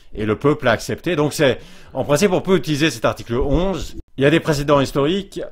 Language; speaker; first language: French; native; French